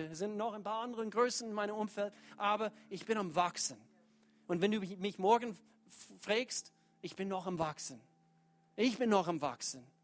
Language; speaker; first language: German; non-native, fluent; English